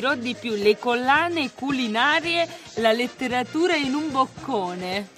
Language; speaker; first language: Italian; native; Italian